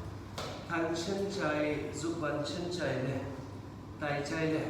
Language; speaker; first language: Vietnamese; non-native, learner; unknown